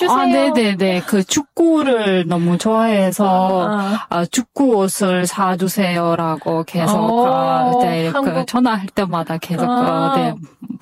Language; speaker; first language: Korean; non-native, fluent; Kyrgyz